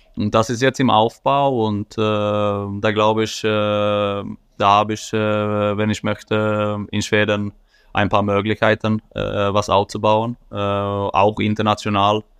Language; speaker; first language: German; non-native, fluent; Swedish